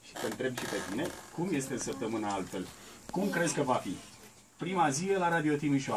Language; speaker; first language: Romanian; native; Romanian